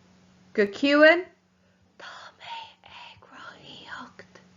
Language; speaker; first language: Irish; non-native, local second language; English